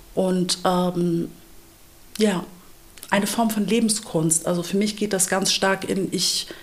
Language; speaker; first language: German; native; German